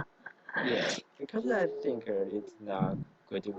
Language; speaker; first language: English; non-native, learner; Chinese